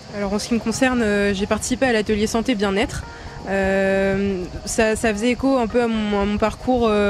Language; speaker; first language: French; native; French